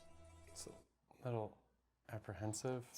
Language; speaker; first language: English; native; English